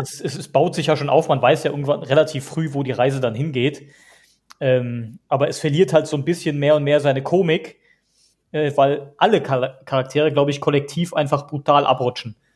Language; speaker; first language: German; native; German